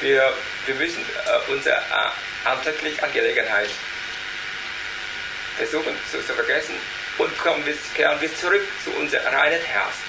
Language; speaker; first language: German; non-native, learner; Vietnamese